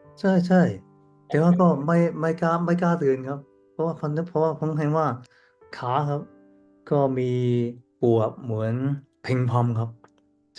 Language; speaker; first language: Thai; non-native, learner; Cantonese